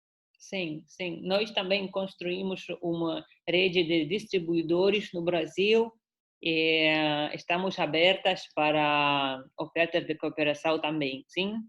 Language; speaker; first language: Portuguese; non-native, fluent; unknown